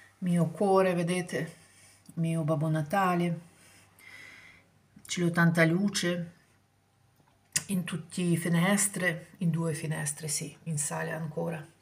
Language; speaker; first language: Italian; non-native, learner; Ukrainian